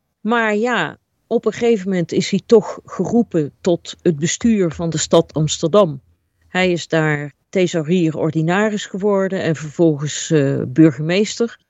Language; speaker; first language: Dutch; native; Dutch